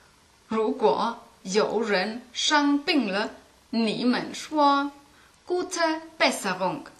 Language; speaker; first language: Chinese; non-native, learner; German